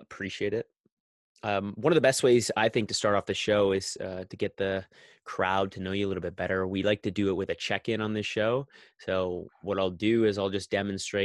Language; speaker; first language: English; native; English